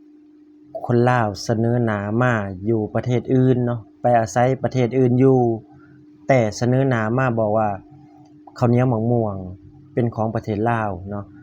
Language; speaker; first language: Thai; non-native, local second language; Northeastern Thai